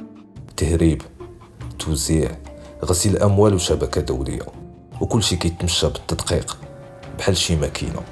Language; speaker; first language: Arabic; native; Arabic